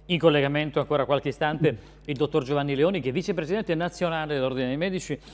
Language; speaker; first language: Italian; native; Italian